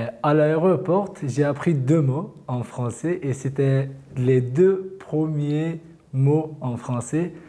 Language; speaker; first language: French; non-native, learner; Kurdish